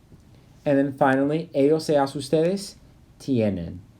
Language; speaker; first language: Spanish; non-native, fluent; English